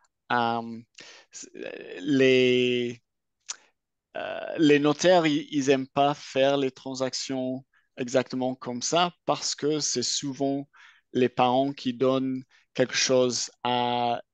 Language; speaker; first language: French; non-native, fluent; English